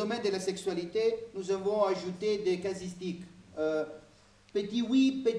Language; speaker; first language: French; native; French